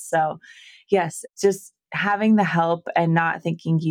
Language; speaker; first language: English; native; English